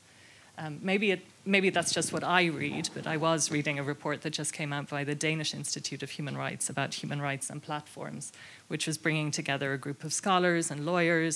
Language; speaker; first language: English; native; English